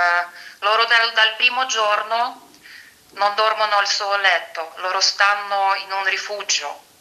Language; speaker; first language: Italian; non-native, fluent; Ukrainian